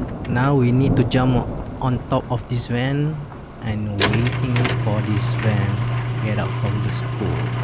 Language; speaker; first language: English; non-native, local second language; Malay